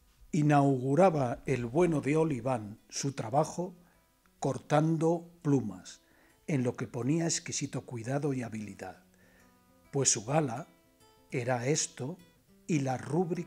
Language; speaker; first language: Spanish; native; Spanish